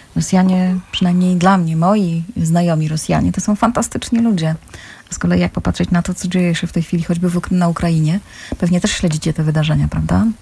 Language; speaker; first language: Polish; native; Polish